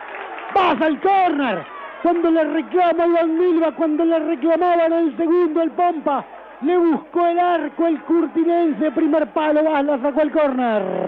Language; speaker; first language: Spanish; native; Spanish